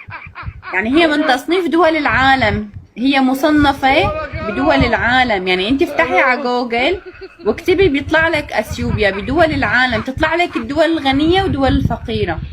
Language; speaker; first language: Arabic; native; Arabic